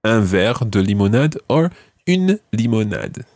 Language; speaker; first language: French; non-native, fluent; English